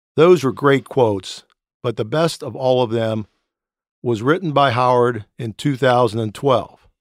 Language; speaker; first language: English; native; English